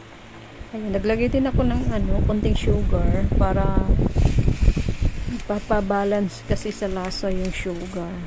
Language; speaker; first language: Filipino; native; Filipino